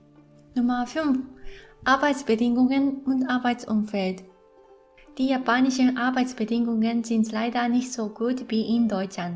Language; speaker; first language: German; non-native, fluent; Japanese